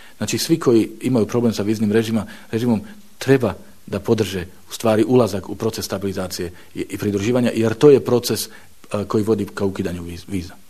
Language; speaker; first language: Bosnian; non-native, fluent; Slovak